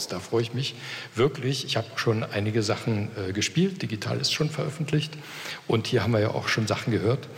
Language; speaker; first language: German; native; German